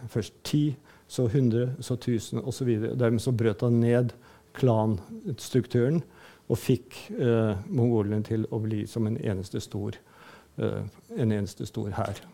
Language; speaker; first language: Norwegian; native; Norwegian